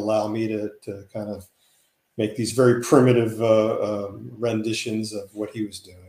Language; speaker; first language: English; native; English